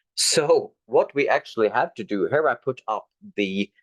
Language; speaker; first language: English; non-native, fluent; Norwegian